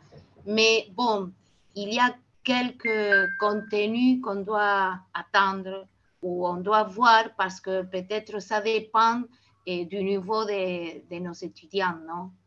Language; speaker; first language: French; non-native, fluent; Spanish